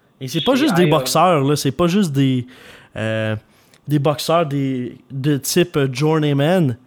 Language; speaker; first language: French; native; French